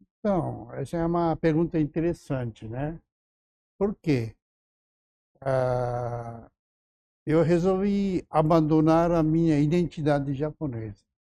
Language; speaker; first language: Portuguese; non-native, fluent; Japanese